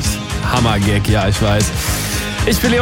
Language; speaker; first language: German; native; German